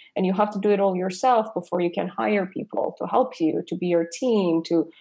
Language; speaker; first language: English; non-native, fluent; Persian